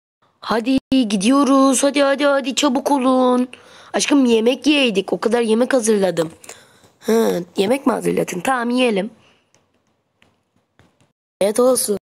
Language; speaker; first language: Turkish; native; Turkish